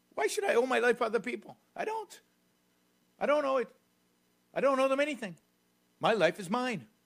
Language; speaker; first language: English; native; English